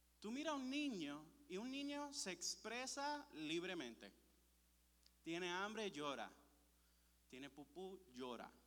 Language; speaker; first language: Spanish; early bilingual, heritage; Spanish